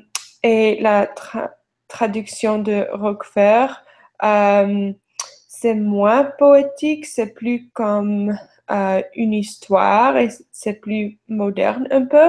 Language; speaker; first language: French; non-native, learner; English